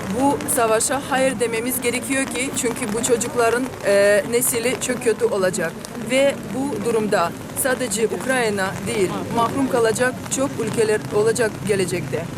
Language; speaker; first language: Turkish; non-native, fluent; Ukrainian